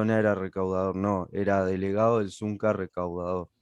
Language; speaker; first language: Spanish; native; Spanish